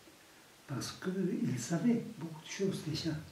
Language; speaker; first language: French; non-native, fluent; Tibetan